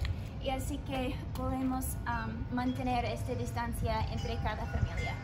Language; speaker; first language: Spanish; non-native, learner; English